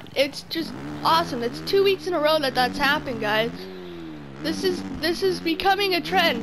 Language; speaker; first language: English; native; English